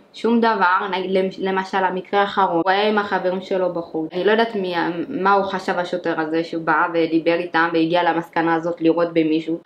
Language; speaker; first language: Hebrew; early bilingual, other home language; Amharic